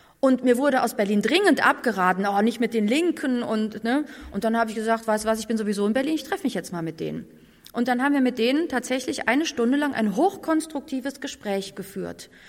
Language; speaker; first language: German; native; German